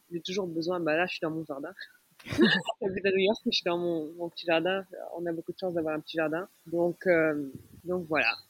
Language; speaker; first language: French; non-native, local second language; Arabic